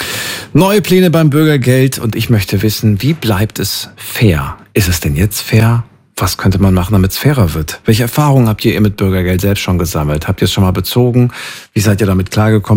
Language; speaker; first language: German; native; German